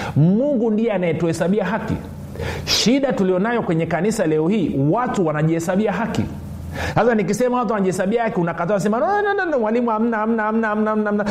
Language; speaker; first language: Swahili; native; Swahili